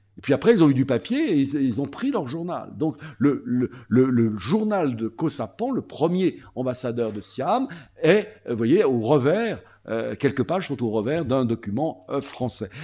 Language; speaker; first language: French; native; French